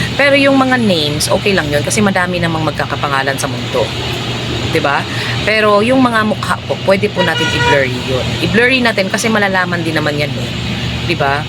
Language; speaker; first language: Filipino; non-native, local second language; Cebuano